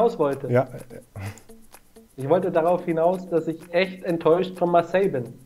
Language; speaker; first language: German; native; German